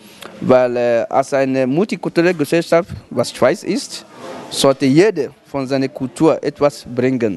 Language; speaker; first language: German; non-native, fluent; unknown